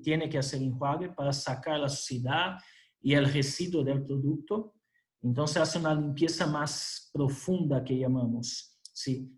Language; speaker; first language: Spanish; non-native, fluent; Portuguese